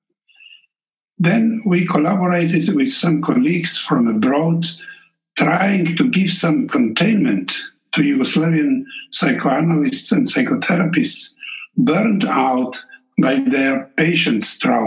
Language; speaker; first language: English; non-native, fluent; Slovenian